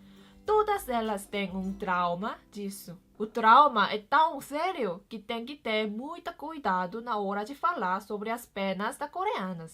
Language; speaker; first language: Portuguese; non-native, fluent; Korean